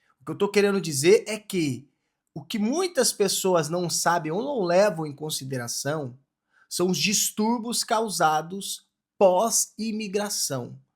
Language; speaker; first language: Portuguese; native; Portuguese